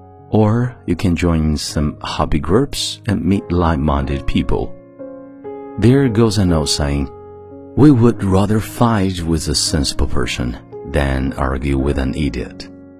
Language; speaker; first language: English; non-native, fluent; Chinese